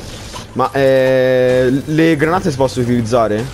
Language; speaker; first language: Italian; native; Italian